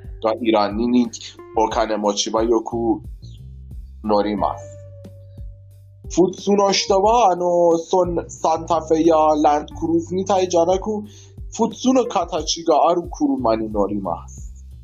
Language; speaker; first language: Japanese; non-native, learner; Persian